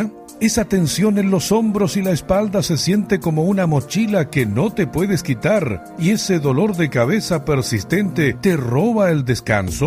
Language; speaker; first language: Spanish; native; Spanish